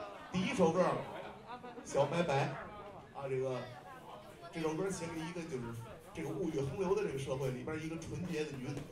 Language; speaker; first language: Chinese; native; Chinese